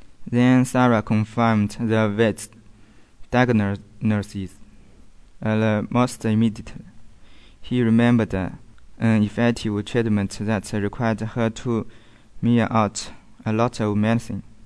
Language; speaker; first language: English; non-native, learner; Chinese